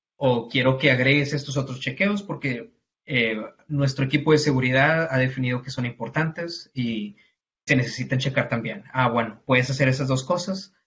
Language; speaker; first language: Spanish; native; Spanish